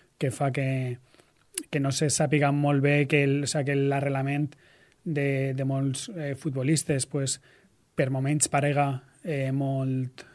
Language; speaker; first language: Catalan; native; Catalan